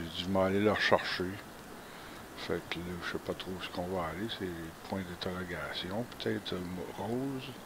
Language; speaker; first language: French; native; French